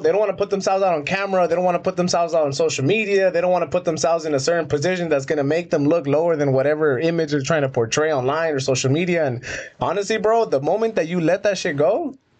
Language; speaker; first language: English; early bilingual, other home language; Spanish